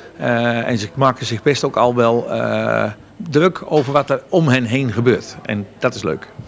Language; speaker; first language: Dutch; native; Dutch